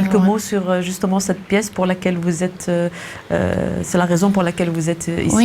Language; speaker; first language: French; native; French